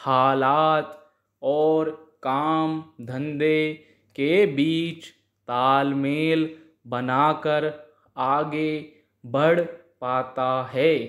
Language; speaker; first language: Hindi; native; Hindi